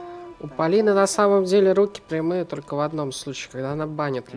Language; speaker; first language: Russian; native; Russian